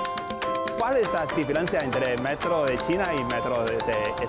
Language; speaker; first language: Spanish; non-native, fluent; Chinese